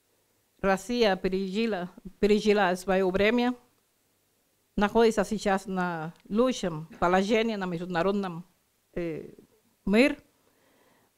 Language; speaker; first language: Russian; non-native, learner; Spanish